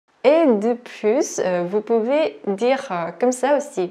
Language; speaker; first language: French; non-native, learner; Korean